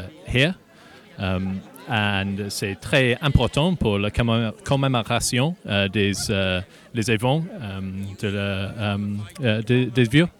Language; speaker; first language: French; non-native, learner; English